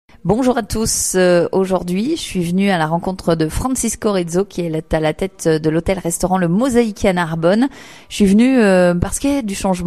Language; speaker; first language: French; native; French